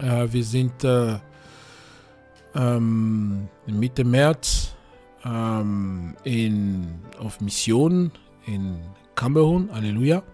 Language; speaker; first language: German; non-native, fluent; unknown